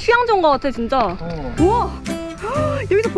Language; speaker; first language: Korean; native; Korean